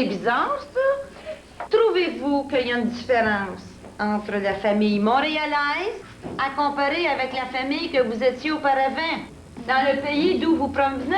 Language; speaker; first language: French; native; French